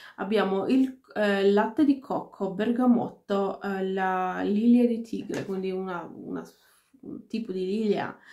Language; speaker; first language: Italian; non-native, fluent; Finnish